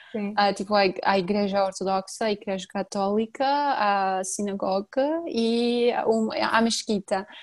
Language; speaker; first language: Portuguese; non-native, fluent; Georgian